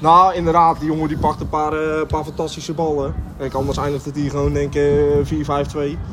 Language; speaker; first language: Dutch; native; Dutch